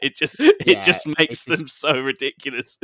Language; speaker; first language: English; native; English